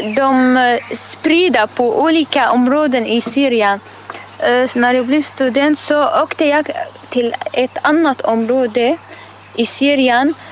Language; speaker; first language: Swedish; non-native, learner; Arabic